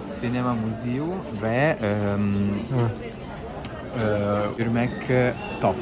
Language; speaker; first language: Turkish; non-native, learner; Italian